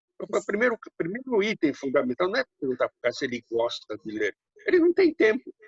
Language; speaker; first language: Portuguese; early bilingual, other home language; Hungarian